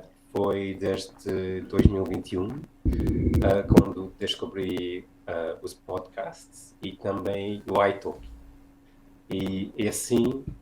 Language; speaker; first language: Portuguese; non-native, fluent; English